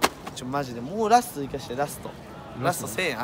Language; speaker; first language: Japanese; native; Japanese